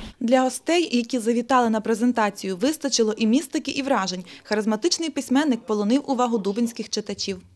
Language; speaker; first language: Ukrainian; native; Ukrainian